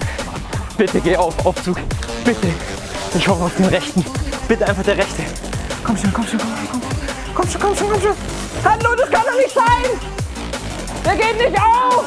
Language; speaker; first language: German; native; German